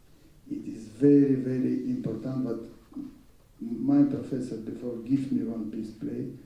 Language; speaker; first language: English; non-native, learner; Russian